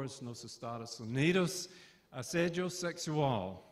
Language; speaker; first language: Portuguese; non-native, fluent; English